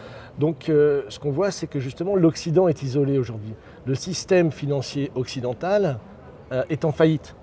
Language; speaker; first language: French; native; French